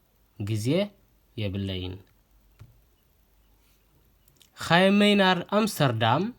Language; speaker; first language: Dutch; non-native, fluent; Tigrinya